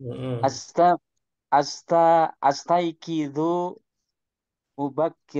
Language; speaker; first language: Arabic; non-native, learner; Indonesian